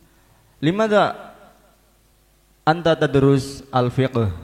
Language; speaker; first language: Arabic; non-native, learner; Indonesian